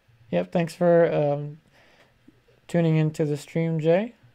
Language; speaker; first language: English; early bilingual, other home language; Spanish